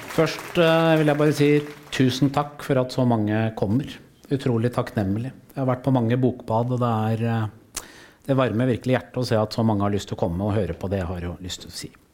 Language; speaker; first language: Norwegian; early bilingual, other home language; Persian